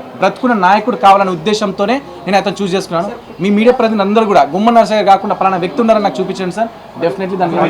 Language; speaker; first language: Telugu; native; Telugu